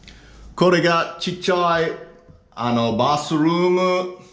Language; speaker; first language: Japanese; non-native, learner; English